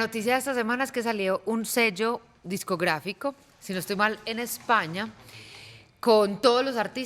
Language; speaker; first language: Spanish; native; Spanish